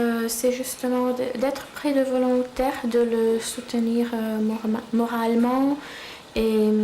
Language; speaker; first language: French; non-native, fluent; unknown